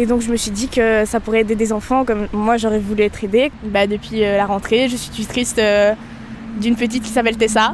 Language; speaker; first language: French; native; French